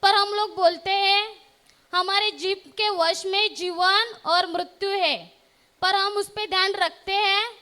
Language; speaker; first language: Hindi; non-native, local second language; Marathi